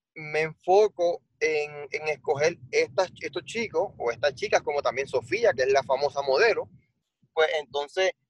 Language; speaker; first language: Spanish; native; Spanish